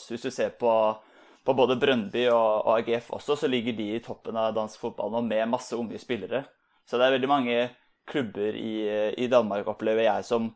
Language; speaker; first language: Norwegian; native; Norwegian